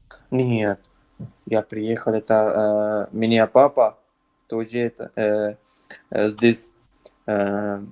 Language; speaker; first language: Russian; non-native, learner; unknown